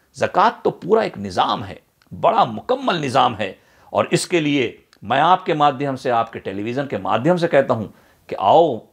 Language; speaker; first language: Urdu; native; Urdu